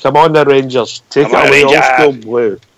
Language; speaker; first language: English; native; English